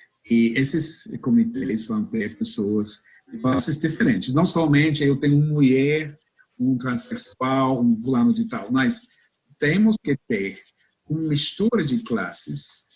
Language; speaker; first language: Portuguese; non-native, fluent; English